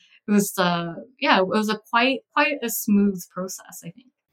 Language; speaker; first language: English; early bilingual, other home language; Korean